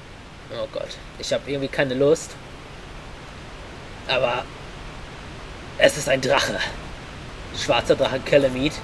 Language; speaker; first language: German; native; German